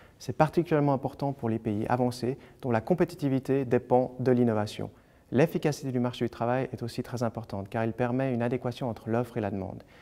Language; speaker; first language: French; native; French